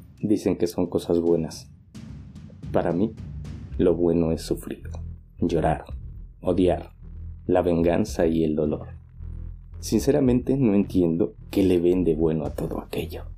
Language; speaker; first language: Spanish; native; Spanish